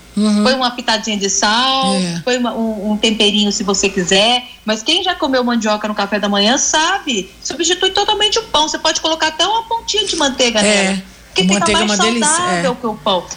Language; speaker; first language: Portuguese; native; Portuguese